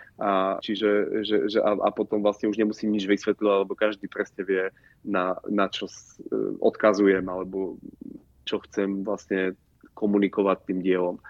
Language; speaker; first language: Slovak; native; Slovak